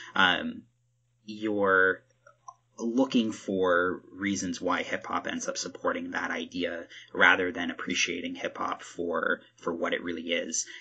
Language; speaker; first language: English; native; English